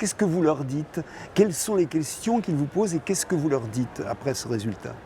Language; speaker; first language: French; native; French